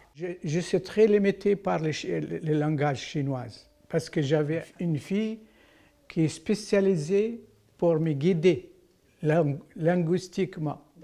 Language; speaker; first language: French; non-native, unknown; Arabic